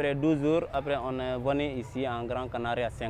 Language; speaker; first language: French; non-native, learner; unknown